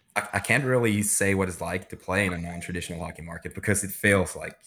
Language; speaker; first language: English; non-native, fluent; Swedish